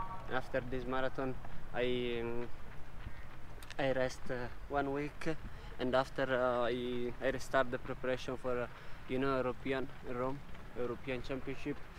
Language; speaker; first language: English; non-native, learner; Italian